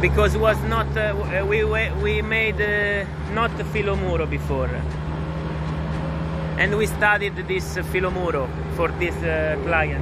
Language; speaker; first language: English; non-native, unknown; Italian